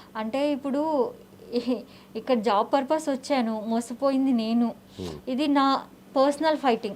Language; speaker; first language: Telugu; native; Telugu